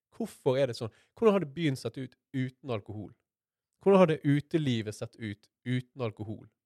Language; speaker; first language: Norwegian; native; Norwegian